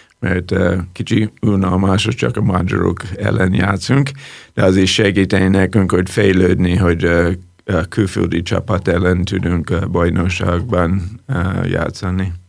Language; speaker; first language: Hungarian; non-native, learner; English